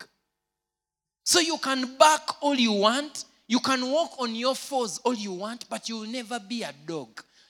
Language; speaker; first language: English; non-native, local second language; Ganda